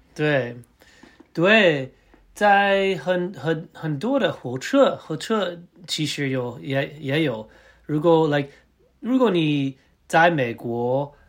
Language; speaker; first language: Chinese; non-native, learner; English